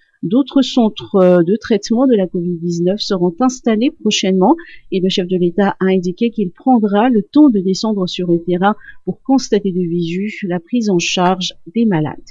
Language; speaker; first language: French; non-native, local second language; Malagasy